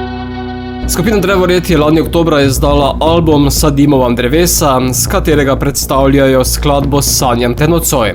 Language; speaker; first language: Slovenian; native; Slovenian